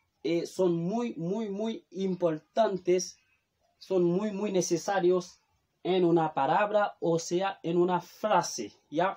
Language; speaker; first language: Spanish; non-native, fluent; Haitian Creole